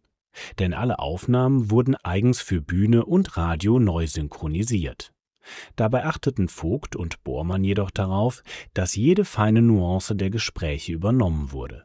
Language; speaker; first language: German; native; German